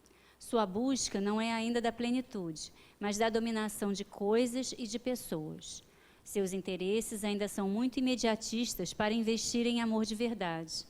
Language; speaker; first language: Portuguese; native; Portuguese